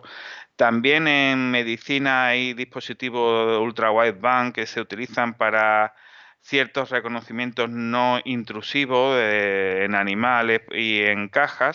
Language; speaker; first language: Spanish; native; Spanish